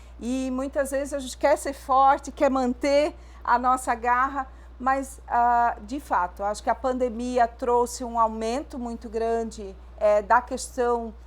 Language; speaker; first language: Portuguese; native; Portuguese